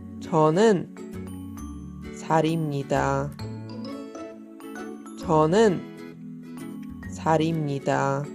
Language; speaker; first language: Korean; non-native, fluent; Polish